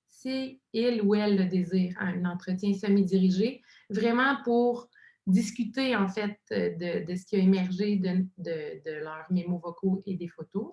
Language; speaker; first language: French; native; French